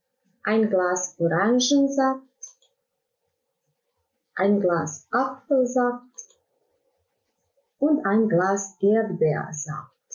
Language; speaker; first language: German; non-native, fluent; Croatian